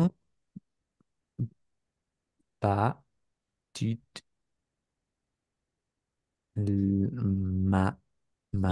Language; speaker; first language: French; non-native, learner; Spanish